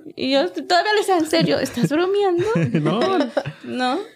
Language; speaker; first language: Spanish; native; Spanish